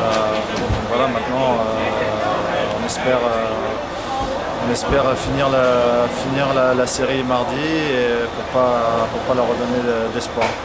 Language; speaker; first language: French; native; French